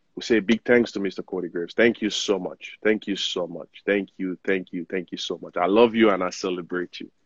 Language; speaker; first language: English; non-native, local second language; Yoruba